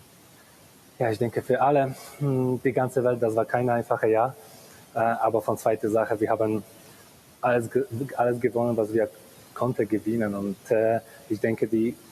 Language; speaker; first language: German; non-native, fluent; Polish